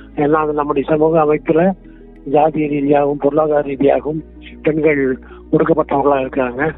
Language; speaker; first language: Tamil; non-native, local second language; Kannada